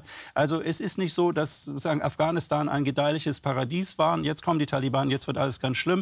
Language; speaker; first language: German; native; German